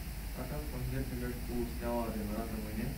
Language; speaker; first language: Romanian; native; Romanian